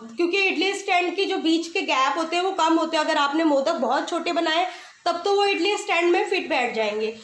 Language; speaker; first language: Hindi; native; Hindi